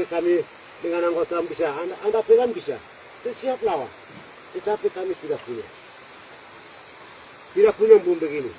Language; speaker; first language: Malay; non-native, local second language; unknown